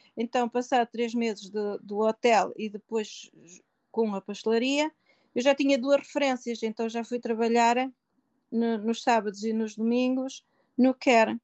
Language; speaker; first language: Portuguese; native; Portuguese